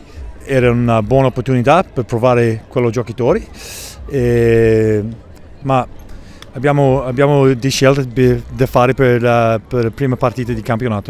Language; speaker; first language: Italian; non-native, learner; English